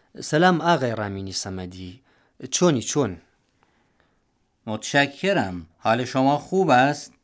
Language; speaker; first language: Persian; non-native, fluent; Central Kurdish